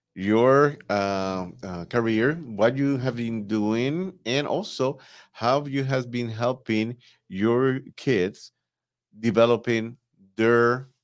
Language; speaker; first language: English; non-native, fluent; Spanish